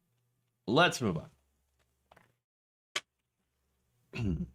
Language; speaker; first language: English; native; English